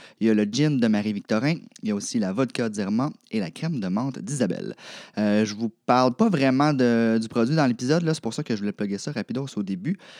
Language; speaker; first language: French; native; French